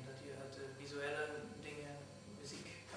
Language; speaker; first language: Dutch; non-native, fluent; German